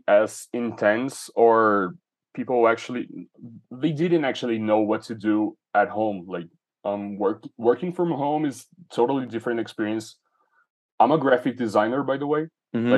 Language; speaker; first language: English; non-native, fluent; Portuguese